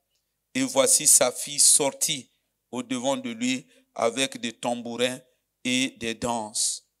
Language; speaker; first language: French; non-native, local second language; Lingala